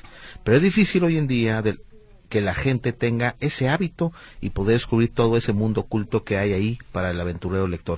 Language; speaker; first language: Spanish; native; Spanish